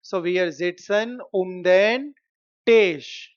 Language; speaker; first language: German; non-native, fluent; Hindi